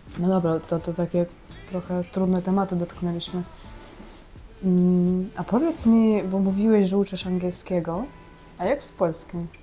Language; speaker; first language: Polish; non-native, fluent; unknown